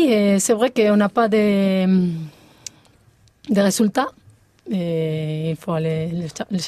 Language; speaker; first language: French; non-native, fluent; Spanish